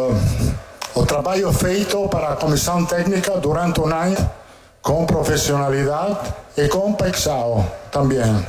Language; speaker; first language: Portuguese; non-native, fluent; Italian